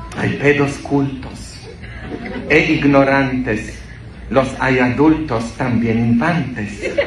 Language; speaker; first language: Spanish; non-native, fluent; Polish